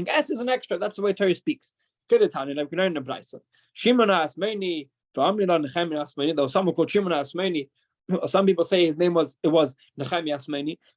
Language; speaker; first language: English; non-native, fluent; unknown